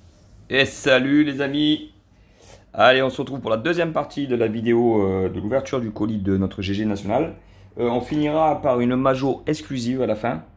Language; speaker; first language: French; native; French